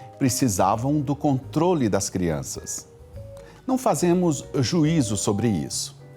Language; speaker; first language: Portuguese; native; Portuguese